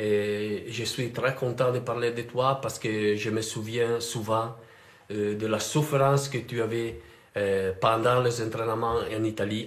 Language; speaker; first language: French; non-native, fluent; Italian